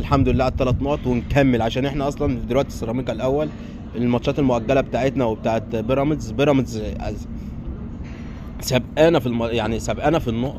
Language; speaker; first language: Arabic; native; Arabic